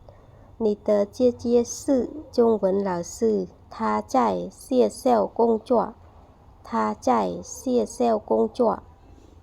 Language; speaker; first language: Chinese; non-native, fluent; Khmer